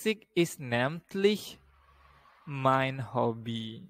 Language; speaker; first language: German; non-native, learner; Indonesian